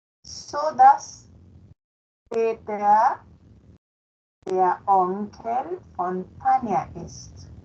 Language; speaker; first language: German; non-native, fluent; Spanish